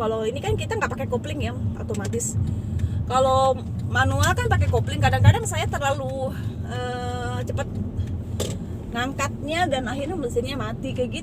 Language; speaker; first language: Indonesian; native; Indonesian